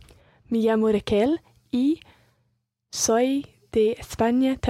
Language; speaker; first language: Spanish; non-native, learner; English